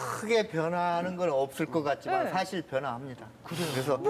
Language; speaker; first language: Korean; native; Korean